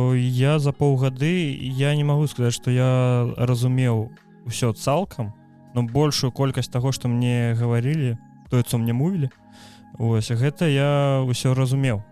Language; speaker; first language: Belarusian; non-native, local second language; Russian